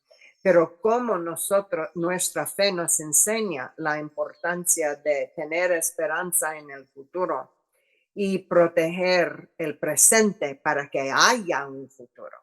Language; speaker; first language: Spanish; non-native, fluent; English